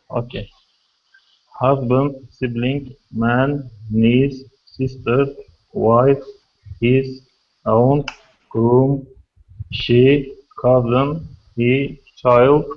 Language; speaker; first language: English; non-native, learner; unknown